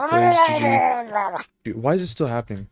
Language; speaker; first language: English; native; English